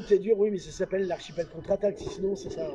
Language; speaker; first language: French; native; French